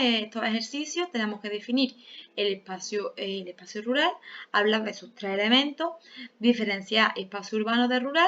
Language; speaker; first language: Spanish; native; Spanish